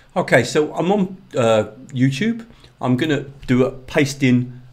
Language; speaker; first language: English; native; English